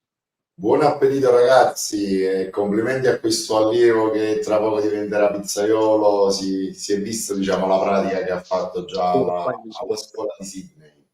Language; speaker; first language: Italian; native; Italian